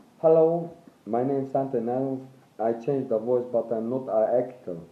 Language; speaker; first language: English; non-native, learner; Bulgarian